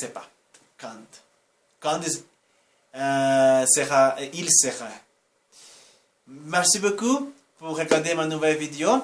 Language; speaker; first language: French; non-native, learner; Portuguese